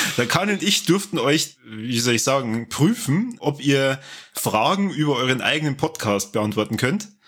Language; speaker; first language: German; native; German